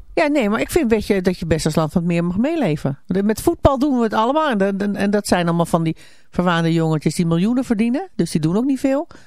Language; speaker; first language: Dutch; native; Dutch